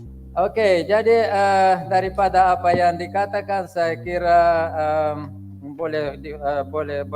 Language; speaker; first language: Indonesian; non-native, fluent; Russian